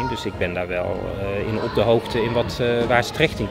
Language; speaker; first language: Dutch; native; Dutch